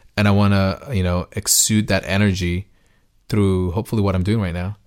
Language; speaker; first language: English; early bilingual, other home language; Spanish